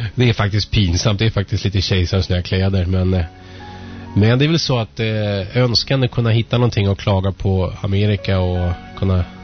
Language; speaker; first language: Swedish; native; Swedish